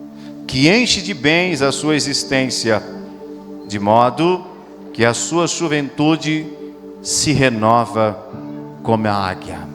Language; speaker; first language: Portuguese; native; Portuguese